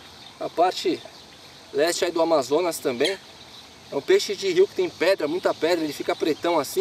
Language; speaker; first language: Portuguese; native; Portuguese